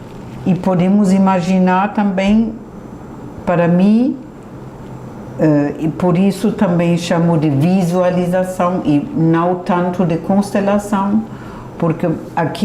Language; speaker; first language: Portuguese; non-native, fluent; German